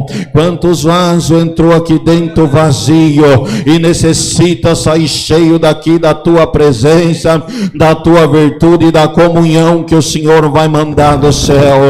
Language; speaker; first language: Portuguese; native; Portuguese